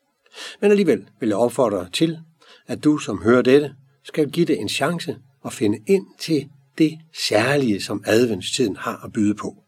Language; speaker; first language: Danish; native; Danish